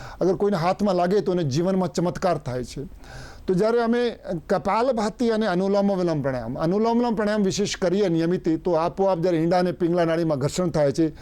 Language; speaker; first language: Gujarati; non-native, local second language; Hindi